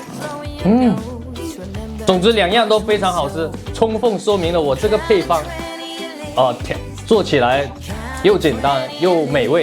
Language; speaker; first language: Chinese; native; Chinese